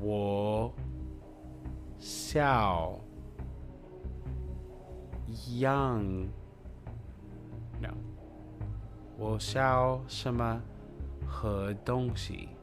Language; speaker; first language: Chinese; non-native, learner; English